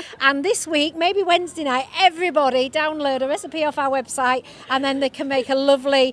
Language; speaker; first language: English; native; English